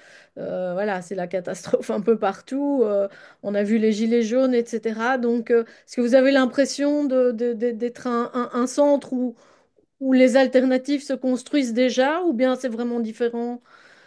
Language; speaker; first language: French; native; French